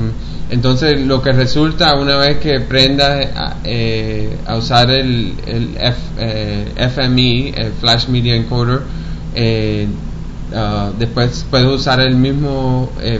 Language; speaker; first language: Spanish; early bilingual, heritage; Spanish